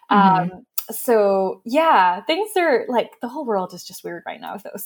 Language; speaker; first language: English; native; English